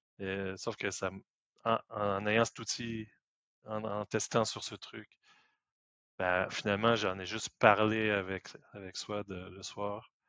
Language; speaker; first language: French; native; French